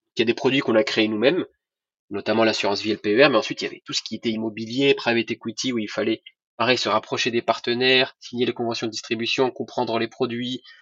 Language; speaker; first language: French; non-native, local second language; Arabic